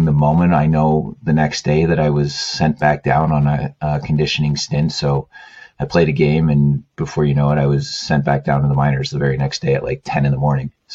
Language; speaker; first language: English; native; English